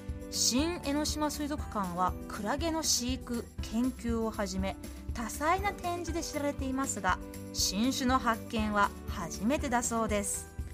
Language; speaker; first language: Japanese; native; Japanese